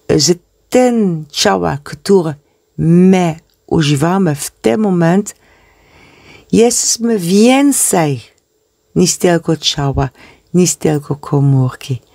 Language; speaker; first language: Polish; non-native, learner; Dutch